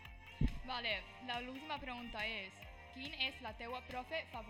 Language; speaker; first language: Catalan; non-native, local second language; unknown